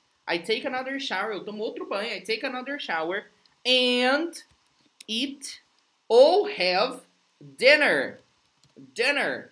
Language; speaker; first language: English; non-native, fluent; Portuguese